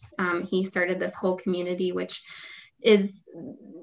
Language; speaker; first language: English; native; English